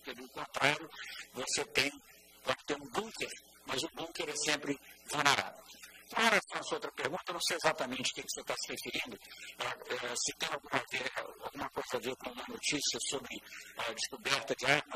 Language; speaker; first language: Portuguese; native; Portuguese